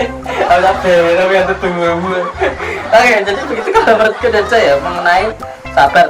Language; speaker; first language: Indonesian; non-native, local second language; Javanese